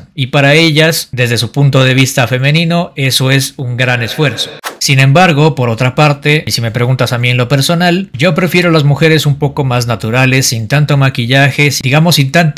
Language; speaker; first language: Spanish; native; Spanish